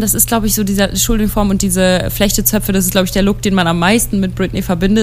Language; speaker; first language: German; native; German